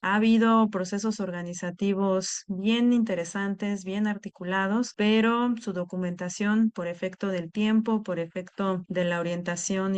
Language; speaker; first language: Spanish; native; Spanish